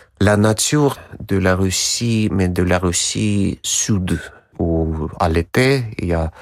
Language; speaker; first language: French; non-native, learner; Russian